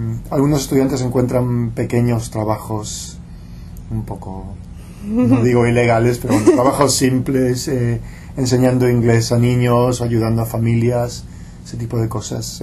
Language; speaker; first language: Spanish; non-native, local second language; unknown